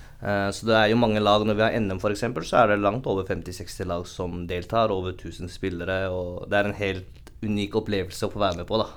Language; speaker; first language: Norwegian; native; Norwegian